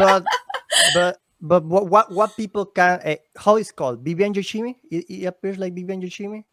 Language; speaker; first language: English; non-native, learner; Spanish